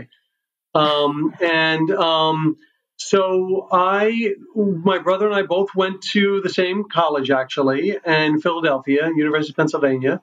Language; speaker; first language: English; native; English